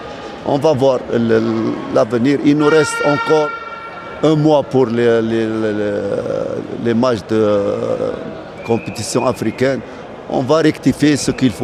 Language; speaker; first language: French; non-native, fluent; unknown